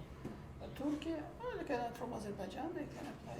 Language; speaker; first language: English; non-native, learner; Armenian